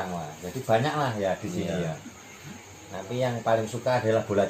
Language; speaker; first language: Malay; non-native, local second language; Javanese